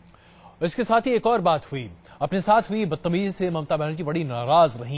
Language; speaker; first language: Hindi; native; Hindi